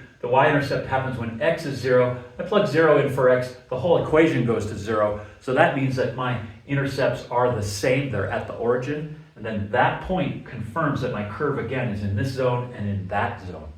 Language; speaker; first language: English; native; English